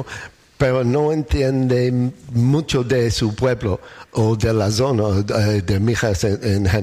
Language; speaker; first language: Spanish; non-native, learner; English